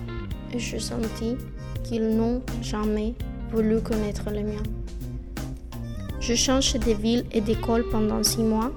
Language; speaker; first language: French; non-native, learner; Spanish